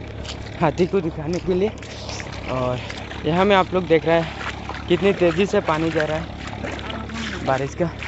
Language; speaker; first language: Hindi; non-native, local second language; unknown